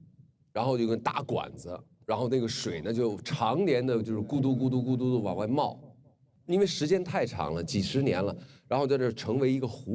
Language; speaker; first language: Chinese; native; Chinese